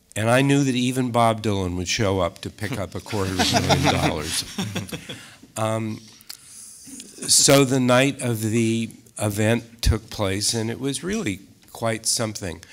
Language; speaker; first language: English; native; English